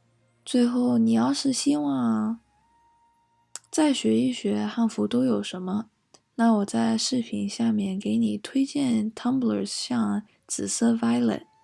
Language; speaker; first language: Chinese; early bilingual, heritage; English